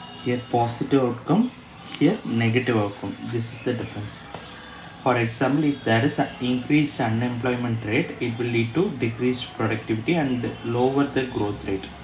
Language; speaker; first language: English; non-native, local second language; Tamil